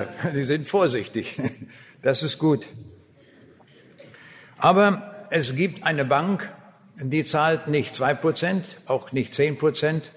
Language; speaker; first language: German; native; German